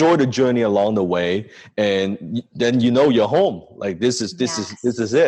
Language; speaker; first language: English; non-native, local second language; Cantonese